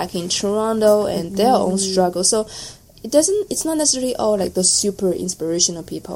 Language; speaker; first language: English; non-native, fluent; Chinese